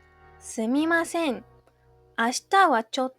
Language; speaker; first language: Japanese; non-native, fluent; French